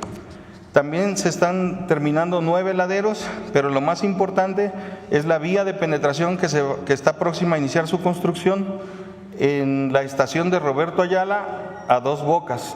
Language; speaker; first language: Spanish; native; Spanish